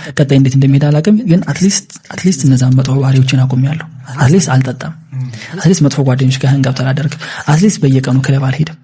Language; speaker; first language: Amharic; native; Amharic